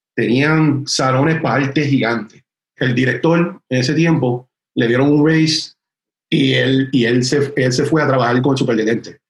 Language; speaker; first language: Spanish; early bilingual, heritage; Spanish